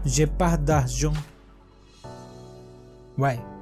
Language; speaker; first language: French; non-native, learner; Hindi